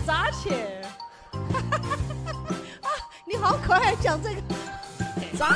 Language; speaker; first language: Chinese; native; Chinese